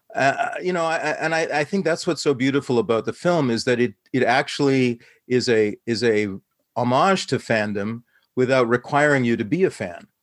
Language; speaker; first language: English; native; English